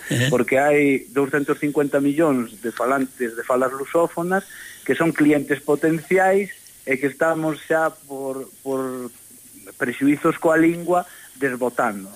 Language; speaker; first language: Galician; native; Galician